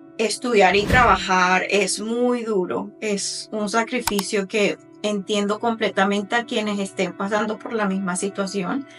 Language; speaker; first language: Spanish; native; Spanish